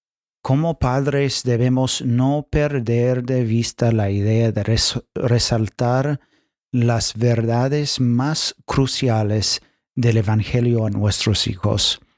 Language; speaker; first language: Spanish; non-native, fluent; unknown